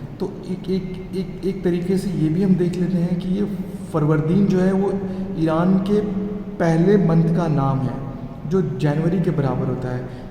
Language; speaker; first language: Hindi; native; Hindi